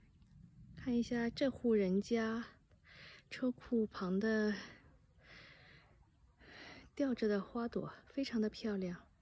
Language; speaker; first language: Chinese; native; Chinese